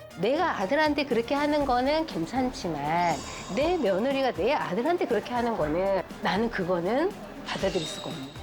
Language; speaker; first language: Korean; native; Korean